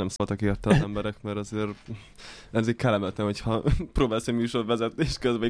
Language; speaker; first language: Hungarian; native; Hungarian